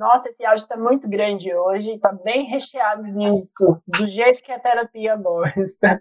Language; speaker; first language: Portuguese; native; Portuguese